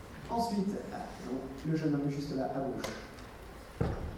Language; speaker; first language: French; native; French